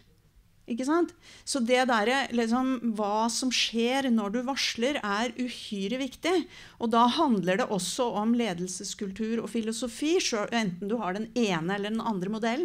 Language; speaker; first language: Norwegian; native; Norwegian